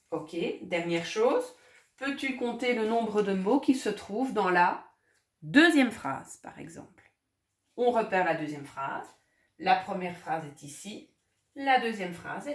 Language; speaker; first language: French; native; French